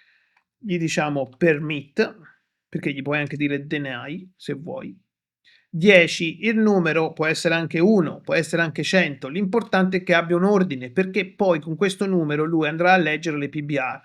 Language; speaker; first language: Italian; native; Italian